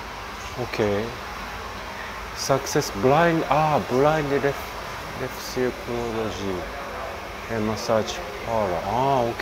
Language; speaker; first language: English; non-native, fluent; Japanese